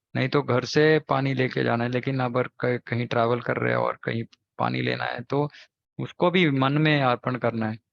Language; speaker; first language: Hindi; non-native, local second language; Kannada